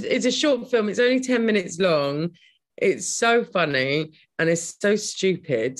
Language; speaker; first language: English; native; English